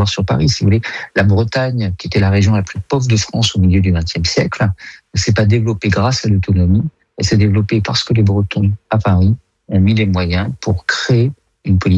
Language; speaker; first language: French; native; French